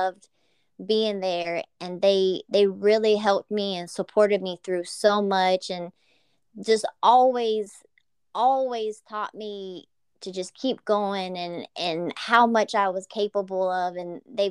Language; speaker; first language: English; native; English